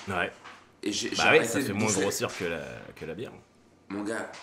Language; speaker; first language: French; native; French